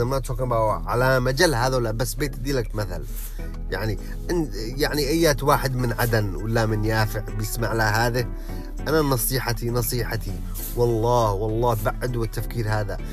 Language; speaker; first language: Arabic; early bilingual, heritage; Arabic